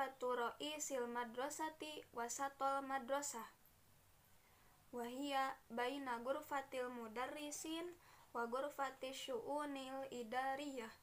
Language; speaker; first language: Arabic; non-native, learner; Indonesian